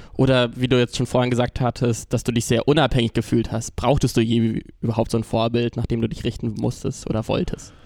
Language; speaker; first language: German; native; German